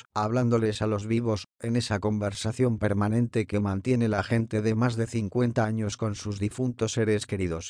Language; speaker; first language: Spanish; native; Spanish